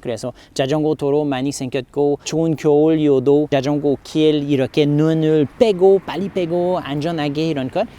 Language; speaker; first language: Korean; non-native, learner; English